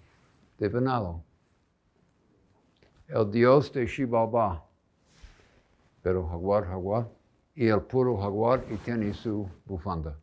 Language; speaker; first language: Spanish; non-native, fluent; English